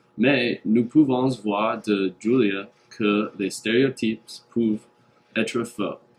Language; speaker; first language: French; non-native, learner; English